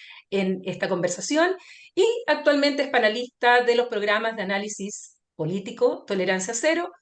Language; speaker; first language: Spanish; native; Spanish